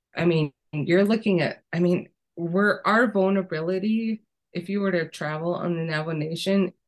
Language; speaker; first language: English; native; English